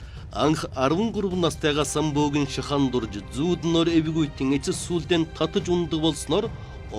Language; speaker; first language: Mongolian; native; Mongolian